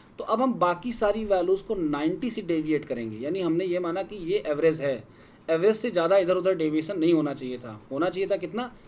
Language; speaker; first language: Hindi; native; Hindi